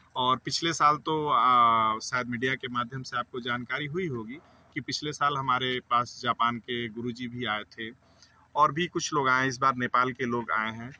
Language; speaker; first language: Hindi; native; Hindi